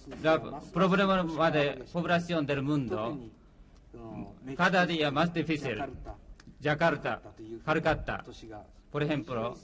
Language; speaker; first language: Spanish; non-native, learner; Japanese